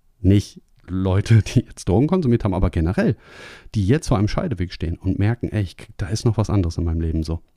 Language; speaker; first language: German; native; German